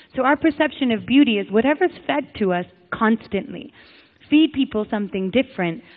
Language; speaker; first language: English; native; English